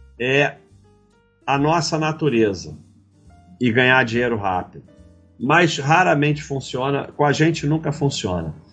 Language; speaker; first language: Portuguese; native; Portuguese